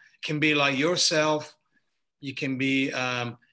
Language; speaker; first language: English; non-native, fluent; Italian